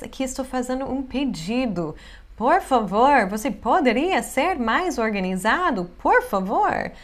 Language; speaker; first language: Portuguese; non-native, fluent; English